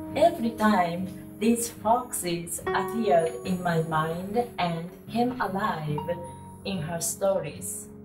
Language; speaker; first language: English; non-native, fluent; Japanese